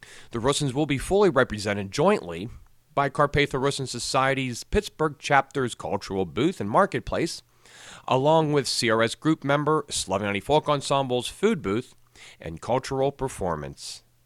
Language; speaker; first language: English; native; English